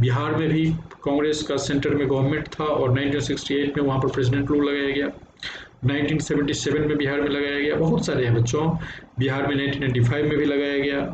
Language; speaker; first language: Hindi; native; Hindi